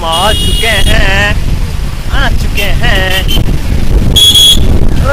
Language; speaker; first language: Hindi; native; Hindi